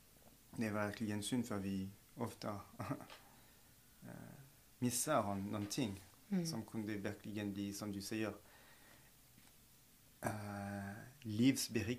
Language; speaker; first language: Swedish; non-native, fluent; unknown